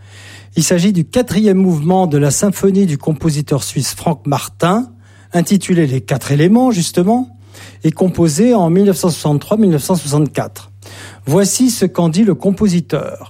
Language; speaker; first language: French; native; French